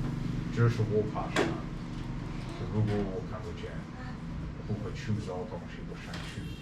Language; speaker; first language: Chinese; non-native, learner; English